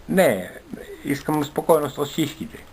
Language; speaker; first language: Bulgarian; non-native, learner; Finnish